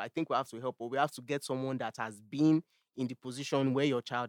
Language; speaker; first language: English; non-native, local second language; Yoruba